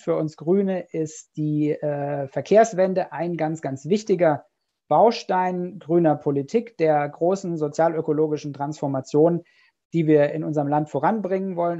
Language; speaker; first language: German; native; German